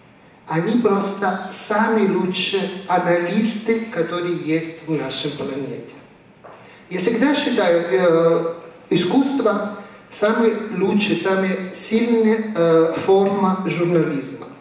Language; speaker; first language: Russian; non-native, fluent; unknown